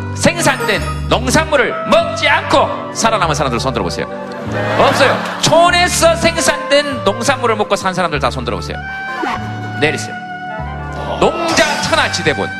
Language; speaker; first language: Korean; native; Korean